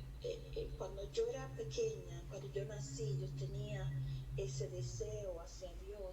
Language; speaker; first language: Spanish; early bilingual, heritage; Spanish